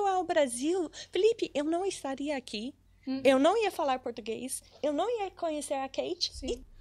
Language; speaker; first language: Portuguese; non-native, fluent; English